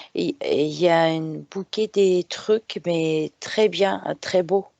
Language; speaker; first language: French; non-native, fluent; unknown